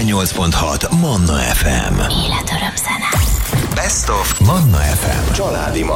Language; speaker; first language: Hungarian; native; Hungarian